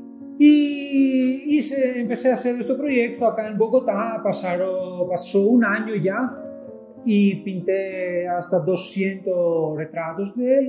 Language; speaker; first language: Spanish; non-native, fluent; Greek